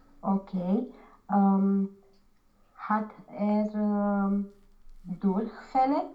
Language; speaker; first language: German; non-native, learner; Romanian